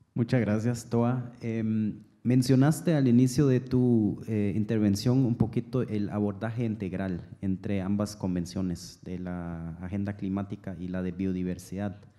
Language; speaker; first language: Spanish; non-native, fluent; German